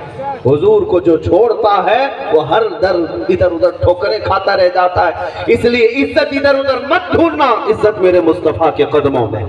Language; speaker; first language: Urdu; native; Urdu